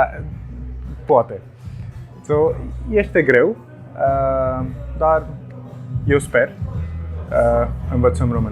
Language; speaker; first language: Romanian; non-native, learner; Hindi